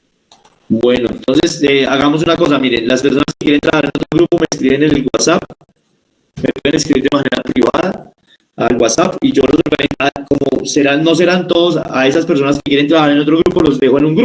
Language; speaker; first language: Spanish; native; Spanish